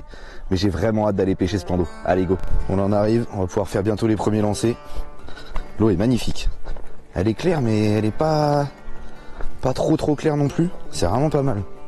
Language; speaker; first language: French; native; French